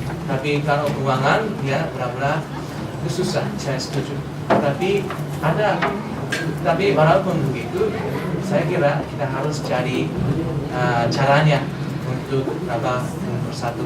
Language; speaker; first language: Indonesian; non-native, fluent; Japanese